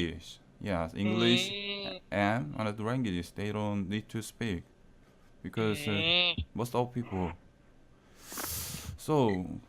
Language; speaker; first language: English; non-native, learner; Korean